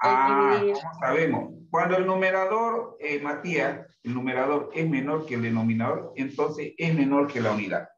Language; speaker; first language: Spanish; native; Spanish